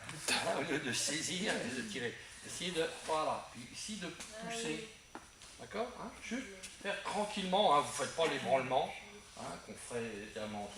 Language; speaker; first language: French; native; French